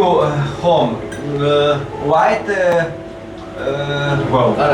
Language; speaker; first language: English; non-native, learner; Russian